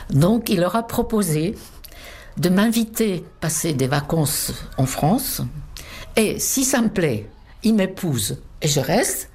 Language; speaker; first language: French; non-native, fluent; Czech